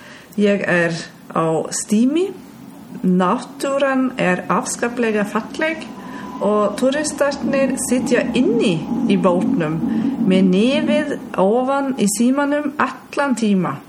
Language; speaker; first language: Icelandic; non-native, learner; German